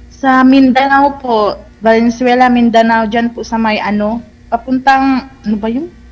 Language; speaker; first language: Filipino; non-native, local second language; Cebuano